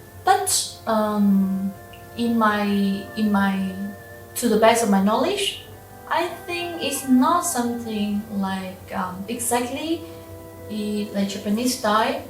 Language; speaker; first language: English; non-native, local second language; Vietnamese